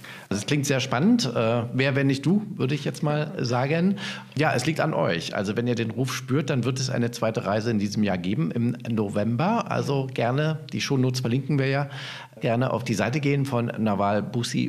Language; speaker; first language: German; native; German